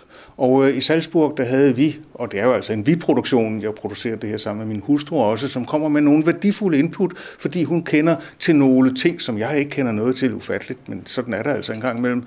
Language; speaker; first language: Danish; native; Danish